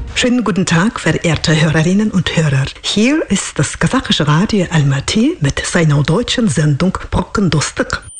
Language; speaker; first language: German; non-native, fluent; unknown